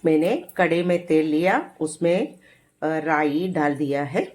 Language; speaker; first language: Hindi; non-native, local second language; Malayalam